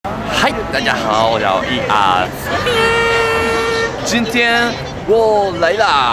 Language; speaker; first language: Chinese; non-native, learner; Japanese